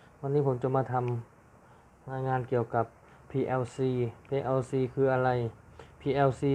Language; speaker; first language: Thai; native; Thai